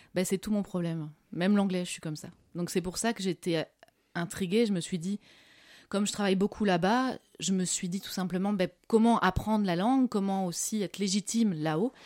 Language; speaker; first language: French; native; French